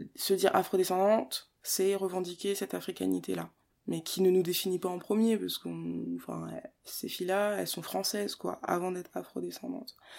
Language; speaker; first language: French; early bilingual, other home language; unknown